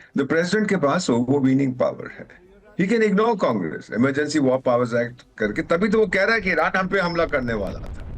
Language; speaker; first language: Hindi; native; Hindi